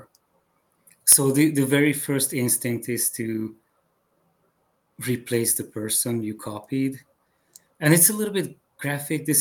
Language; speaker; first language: English; non-native, fluent; Hungarian